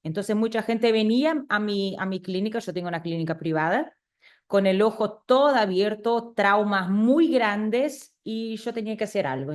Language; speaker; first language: Spanish; non-native, fluent; Portuguese